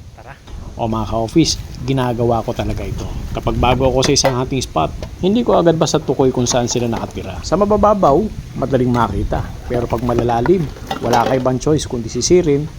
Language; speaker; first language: Filipino; native; Filipino